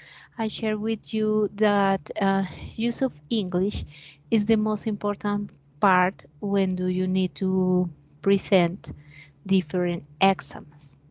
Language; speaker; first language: English; non-native, learner; Spanish